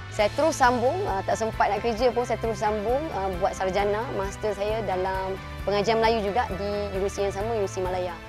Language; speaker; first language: Malay; native; Malay